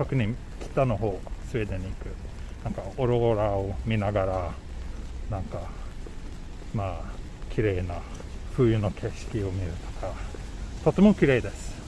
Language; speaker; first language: Japanese; non-native, fluent; Swedish